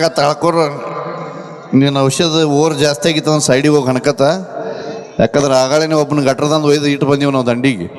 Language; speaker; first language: Kannada; native; Kannada